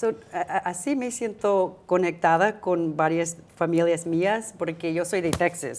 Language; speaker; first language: Spanish; non-native, fluent; English